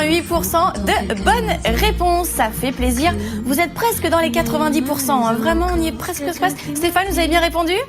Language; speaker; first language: French; native; French